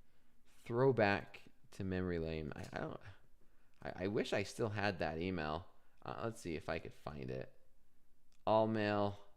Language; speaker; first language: English; native; English